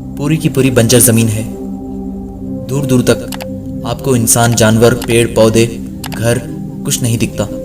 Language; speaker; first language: Hindi; native; Hindi